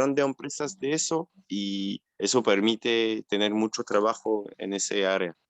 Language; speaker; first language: Spanish; non-native, fluent; French